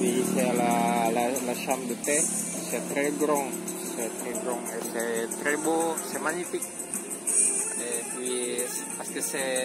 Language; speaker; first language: French; non-native, learner; Indonesian